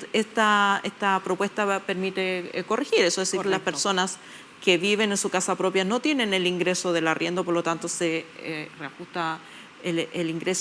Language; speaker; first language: Spanish; native; Spanish